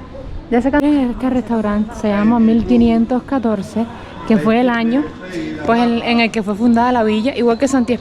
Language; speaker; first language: Spanish; native; Spanish